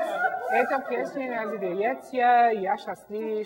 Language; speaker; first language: Russian; non-native, learner; English